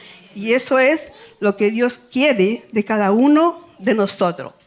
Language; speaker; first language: Spanish; native; Spanish